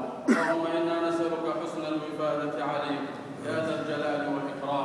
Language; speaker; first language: Arabic; non-native, local second language; Somali